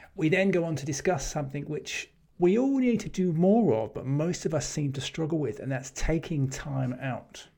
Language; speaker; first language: English; native; English